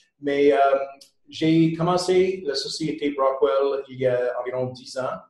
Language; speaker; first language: French; non-native, local second language; English